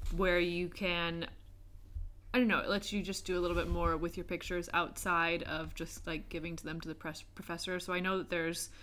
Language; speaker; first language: English; native; English